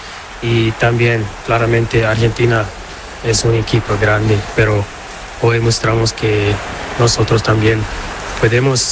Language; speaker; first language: Spanish; non-native, learner; Portuguese